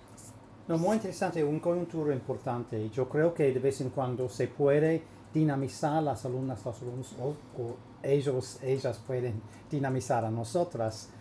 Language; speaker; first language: Spanish; non-native, fluent; English